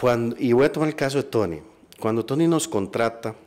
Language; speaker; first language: Spanish; native; Spanish